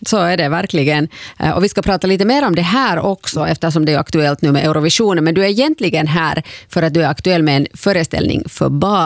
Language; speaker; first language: Swedish; native; Swedish